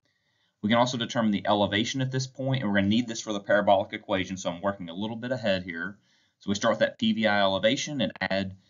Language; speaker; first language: English; native; English